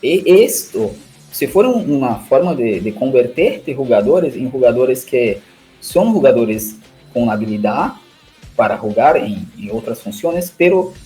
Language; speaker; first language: Spanish; non-native, learner; Portuguese